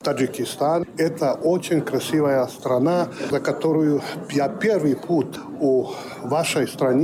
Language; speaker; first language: Russian; non-native, learner; Serbian